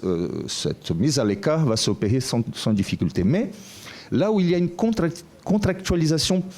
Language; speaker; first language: French; non-native, fluent; Portuguese